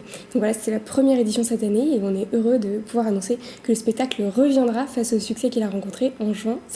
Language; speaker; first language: French; native; French